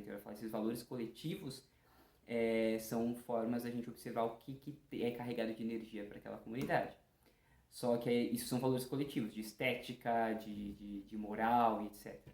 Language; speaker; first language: Portuguese; native; Portuguese